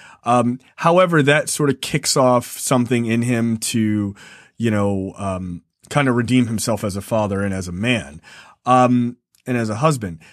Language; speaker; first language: English; native; English